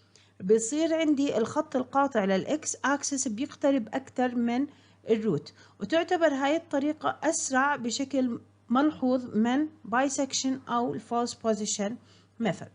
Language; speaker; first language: Arabic; native; Arabic